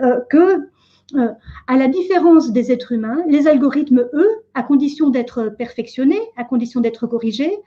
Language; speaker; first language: French; native; French